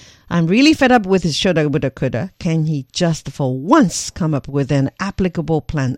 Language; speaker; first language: English; non-native, fluent; Chinese